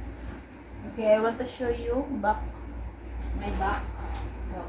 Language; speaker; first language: English; non-native, learner; Cebuano